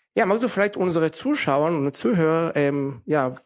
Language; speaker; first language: German; non-native, fluent; Hebrew